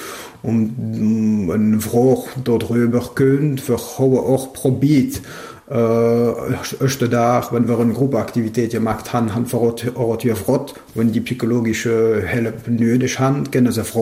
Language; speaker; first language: German; non-native, local second language; French